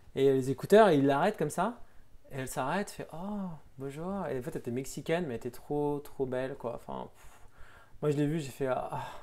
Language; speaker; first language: French; native; French